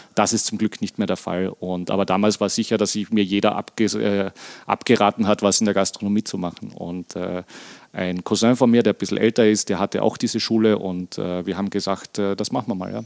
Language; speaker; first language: German; native; German